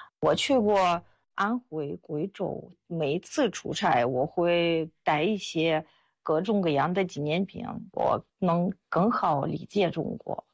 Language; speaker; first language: Chinese; non-native, fluent; Russian